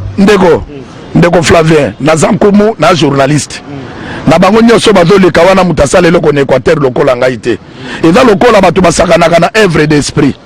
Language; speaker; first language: Lingala; native; Lingala